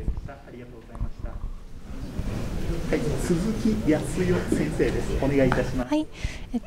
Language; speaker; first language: Japanese; native; Japanese